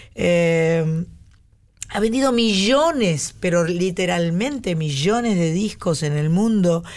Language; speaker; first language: Spanish; native; Spanish